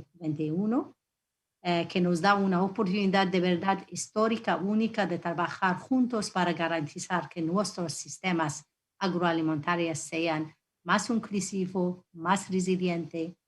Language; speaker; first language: Spanish; non-native, fluent; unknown